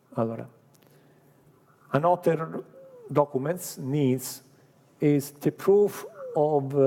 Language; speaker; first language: English; non-native, learner; Italian